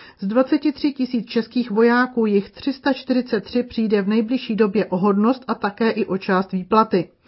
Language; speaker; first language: Czech; native; Czech